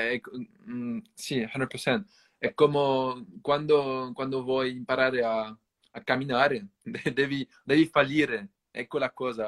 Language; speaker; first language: English; non-native, fluent; French